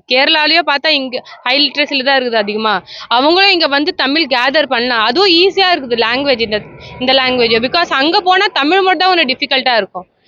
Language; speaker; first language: Tamil; non-native, local second language; Hindi